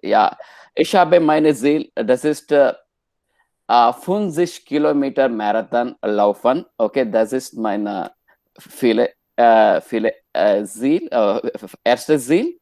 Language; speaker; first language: German; non-native, learner; Hindi